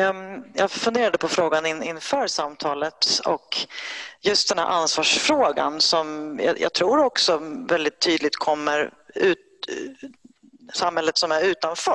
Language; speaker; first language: Swedish; native; Swedish